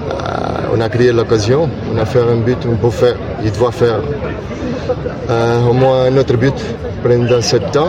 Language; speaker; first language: French; non-native, learner; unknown